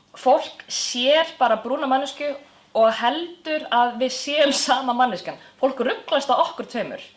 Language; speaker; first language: Icelandic; early bilingual, other home language; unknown